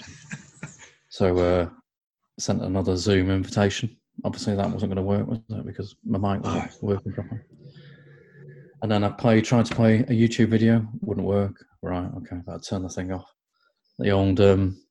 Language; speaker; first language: English; native; English